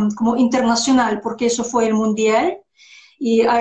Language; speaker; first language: Spanish; non-native, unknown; Russian